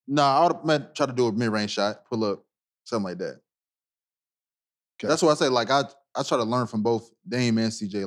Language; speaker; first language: English; native; English